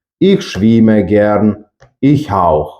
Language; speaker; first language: German; non-native, fluent; Ukrainian